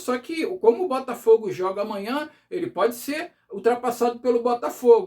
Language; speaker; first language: Portuguese; native; Portuguese